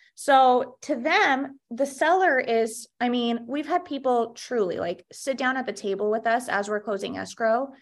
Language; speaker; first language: English; early bilingual, other home language; Russian